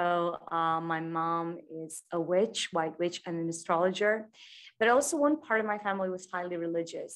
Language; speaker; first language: English; non-native, fluent; Croatian